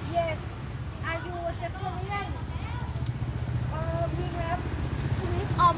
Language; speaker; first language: English; non-native, learner; Thai